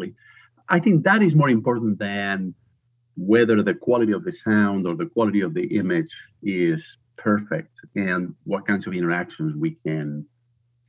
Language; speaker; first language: English; non-native, fluent; Spanish